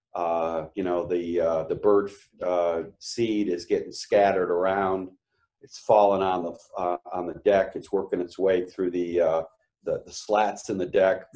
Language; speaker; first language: English; native; English